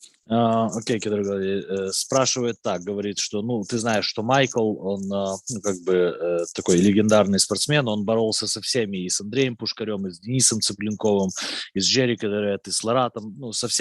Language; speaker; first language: Russian; native; Russian